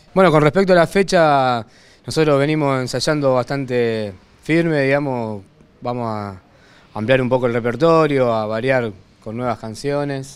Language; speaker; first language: Spanish; native; Spanish